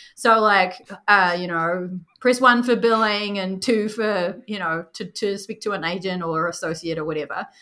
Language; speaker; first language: English; native; English